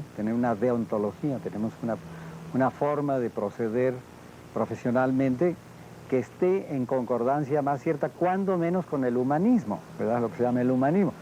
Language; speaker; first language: Spanish; native; Spanish